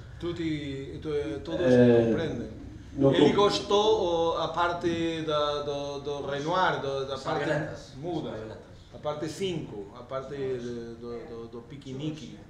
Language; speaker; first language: Portuguese; non-native, fluent; Spanish